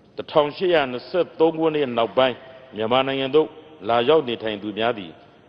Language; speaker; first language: Burmese; non-native, local second language; Rohingya